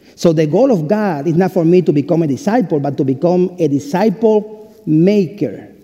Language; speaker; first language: English; non-native, fluent; Spanish